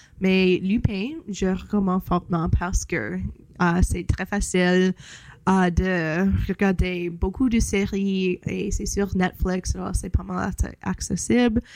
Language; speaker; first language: French; non-native, local second language; English